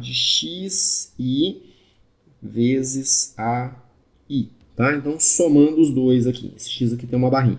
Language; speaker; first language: Portuguese; native; Portuguese